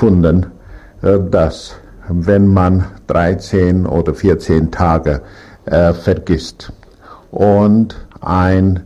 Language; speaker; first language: German; non-native, learner; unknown